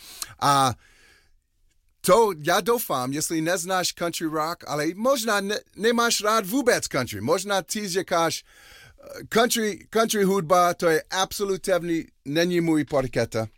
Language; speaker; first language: Czech; non-native, learner; English